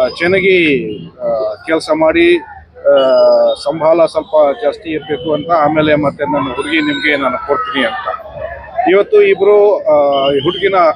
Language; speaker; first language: Kannada; non-native, fluent; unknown